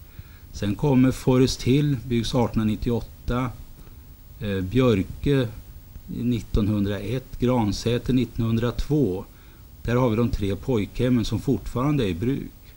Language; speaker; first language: Swedish; native; Swedish